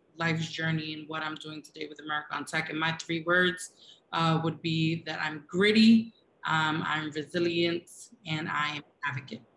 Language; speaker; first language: English; native; English